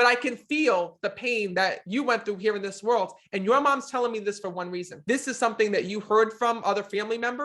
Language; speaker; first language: English; native; English